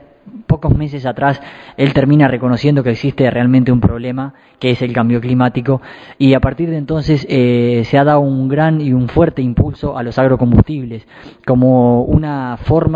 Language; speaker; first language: Spanish; native; Spanish